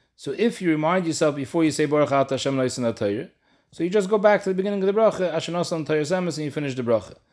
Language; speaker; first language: English; native; English